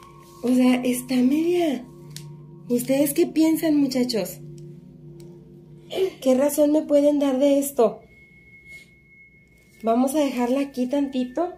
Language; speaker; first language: Spanish; native; Spanish